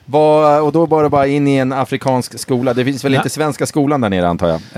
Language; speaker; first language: Swedish; native; Swedish